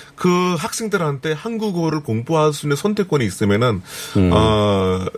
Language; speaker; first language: Korean; non-native, fluent; Hindi